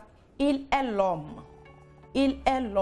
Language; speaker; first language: French; non-native, fluent; English